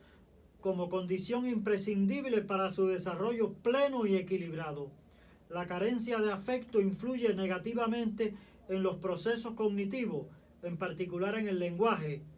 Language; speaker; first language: Spanish; native; Spanish